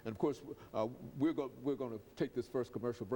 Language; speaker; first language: English; native; English